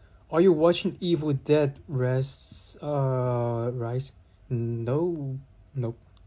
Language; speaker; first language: English; non-native, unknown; Chinese